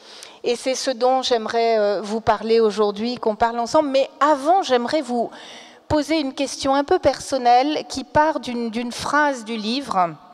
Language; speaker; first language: French; native; French